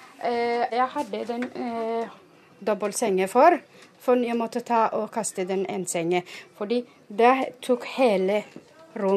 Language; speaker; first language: Norwegian; non-native, learner; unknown